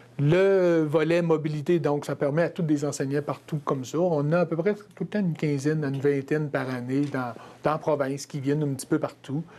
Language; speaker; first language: French; native; French